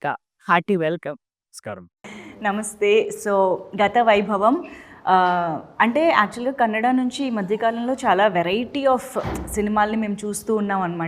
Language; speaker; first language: Telugu; native; Telugu